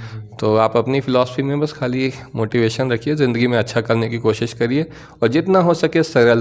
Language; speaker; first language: Hindi; native; Hindi